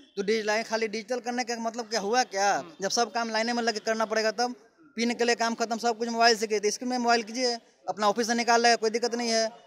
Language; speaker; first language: Hindi; native; Hindi